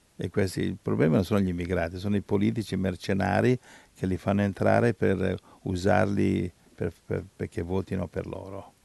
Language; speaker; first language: Italian; native; Italian